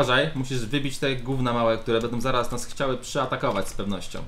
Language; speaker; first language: Polish; native; Polish